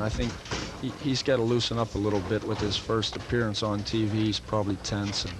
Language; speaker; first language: English; native; English